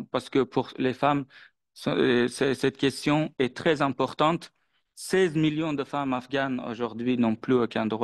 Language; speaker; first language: French; non-native, fluent; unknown